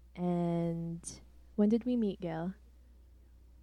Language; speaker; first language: English; non-native, local second language; Cebuano